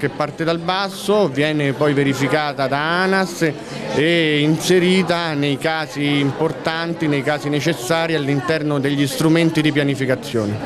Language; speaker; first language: Italian; native; Italian